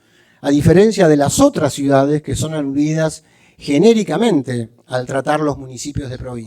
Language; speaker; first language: Spanish; native; Spanish